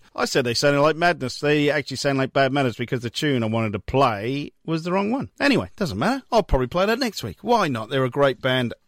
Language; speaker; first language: English; native; English